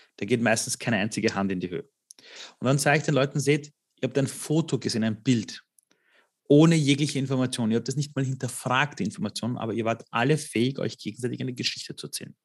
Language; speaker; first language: German; early bilingual, other home language; Persian